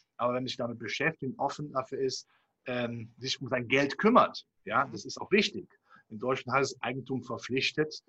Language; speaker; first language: German; native; German